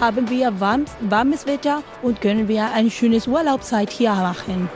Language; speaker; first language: German; non-native, learner; Spanish